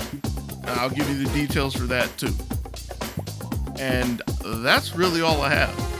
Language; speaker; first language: English; native; English